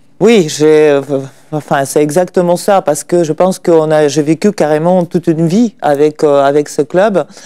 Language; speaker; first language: French; non-native, fluent; Russian